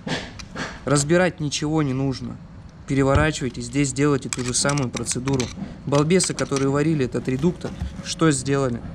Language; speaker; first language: Russian; native; Russian